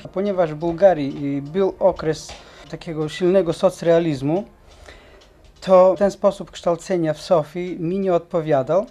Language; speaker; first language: Polish; non-native, fluent; Bulgarian